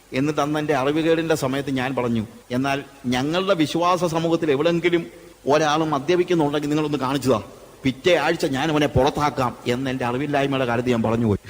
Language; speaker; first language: Malayalam; native; Malayalam